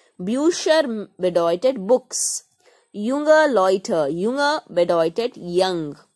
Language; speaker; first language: German; non-native, learner; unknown